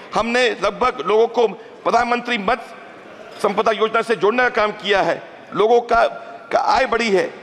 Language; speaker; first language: Hindi; native; Hindi